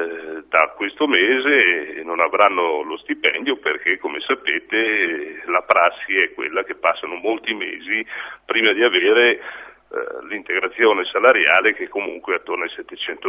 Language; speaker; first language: Italian; native; Italian